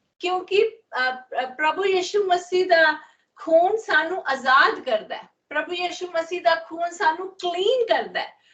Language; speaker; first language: Punjabi; non-native, learner; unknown